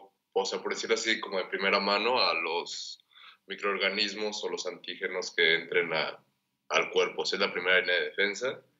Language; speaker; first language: Spanish; native; Spanish